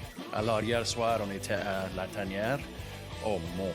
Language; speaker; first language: French; non-native, local second language; English